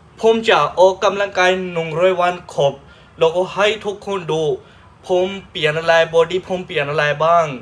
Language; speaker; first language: Thai; non-native, learner; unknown